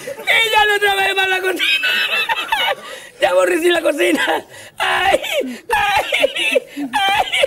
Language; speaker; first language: Spanish; native; Spanish